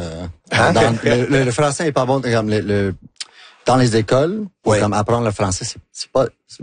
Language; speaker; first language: French; non-native, local second language; English